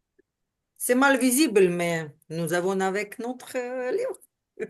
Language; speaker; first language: French; non-native, learner; Ukrainian